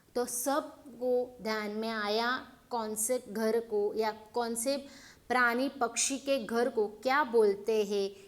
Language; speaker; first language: Hindi; non-native, local second language; Marathi